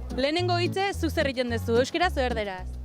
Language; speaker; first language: Basque; native; Basque